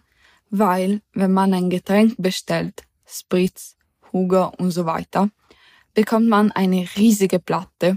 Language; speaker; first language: German; early bilingual, heritage; German